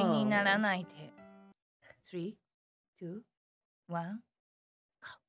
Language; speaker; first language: Japanese; non-native, learner; English